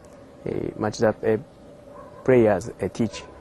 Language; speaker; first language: English; non-native, learner; Japanese